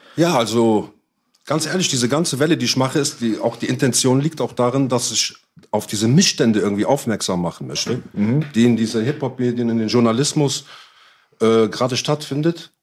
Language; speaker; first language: German; early bilingual, other home language; Arabic